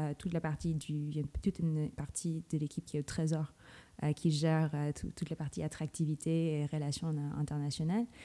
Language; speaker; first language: French; non-native, fluent; Filipino